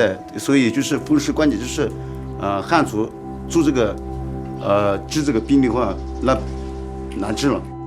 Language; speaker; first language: Chinese; non-native, local second language; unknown